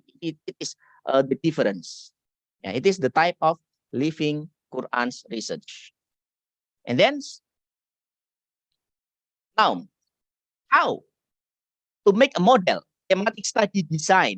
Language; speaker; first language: English; non-native, learner; Indonesian